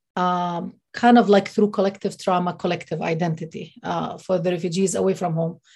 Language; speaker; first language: English; non-native, fluent; Arabic